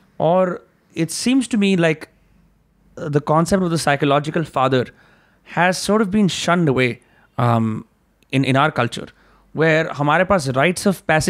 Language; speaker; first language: English; non-native, local second language; Hindi